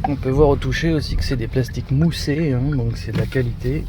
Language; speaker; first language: French; native; French